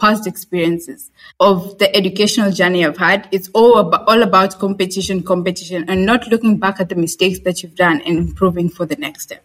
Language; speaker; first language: English; non-native, local second language; Swahili